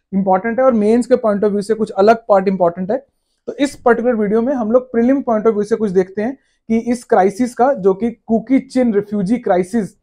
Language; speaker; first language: Hindi; native; Hindi